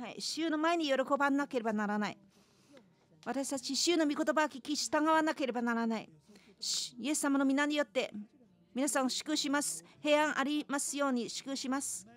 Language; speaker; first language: Japanese; non-native, fluent; Chinese